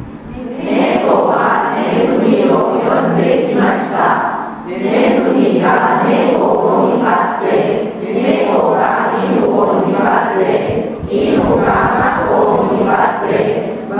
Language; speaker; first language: Japanese; non-native, learner; Thai